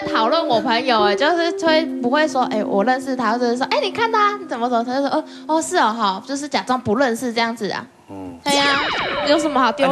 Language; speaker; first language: Chinese; native; Chinese